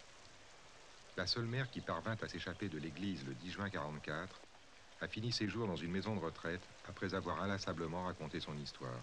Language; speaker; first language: French; native; French